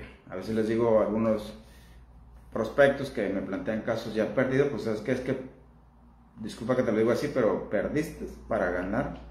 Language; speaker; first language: Spanish; native; Spanish